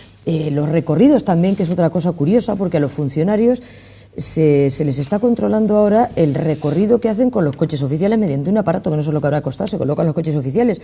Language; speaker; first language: Spanish; native; Spanish